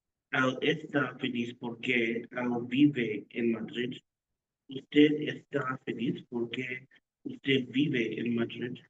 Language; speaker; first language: Spanish; non-native, learner; English